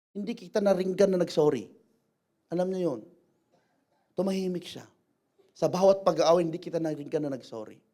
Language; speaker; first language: Filipino; non-native, local second language; Iloko